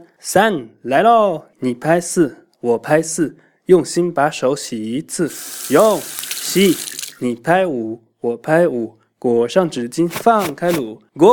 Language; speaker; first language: Chinese; native; Chinese